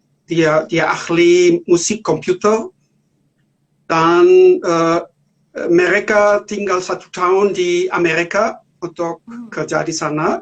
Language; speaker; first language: Indonesian; non-native, learner; German